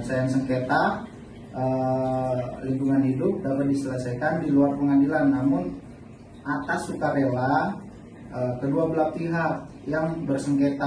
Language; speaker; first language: Indonesian; native; Indonesian